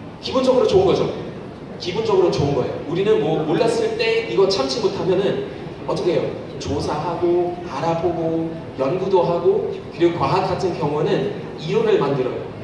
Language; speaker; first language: Korean; non-native, fluent; German